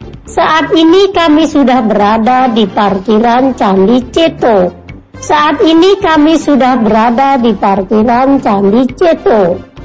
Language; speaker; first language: Indonesian; native; Indonesian